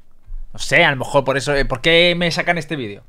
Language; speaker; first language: Spanish; native; Spanish